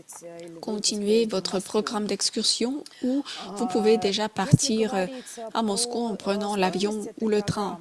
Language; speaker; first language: French; non-native, fluent; Russian